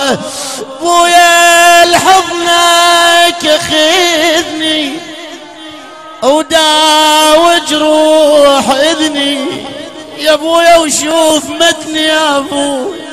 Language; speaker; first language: Arabic; native; Arabic